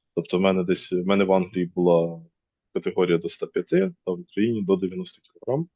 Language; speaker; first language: Ukrainian; native; Ukrainian